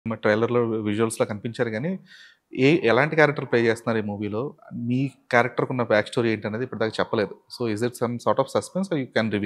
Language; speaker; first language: Telugu; native; Telugu